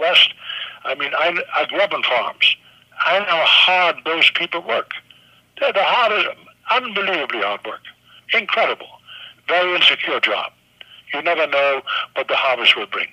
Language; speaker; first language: English; non-native, fluent; German